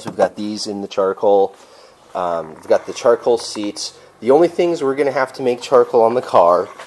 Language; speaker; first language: English; native; English